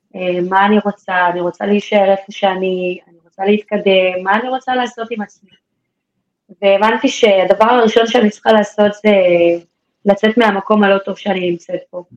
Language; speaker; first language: Hebrew; native; Hebrew